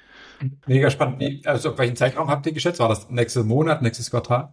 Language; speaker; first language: German; native; German